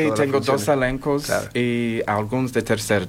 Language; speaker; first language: Spanish; non-native, learner; English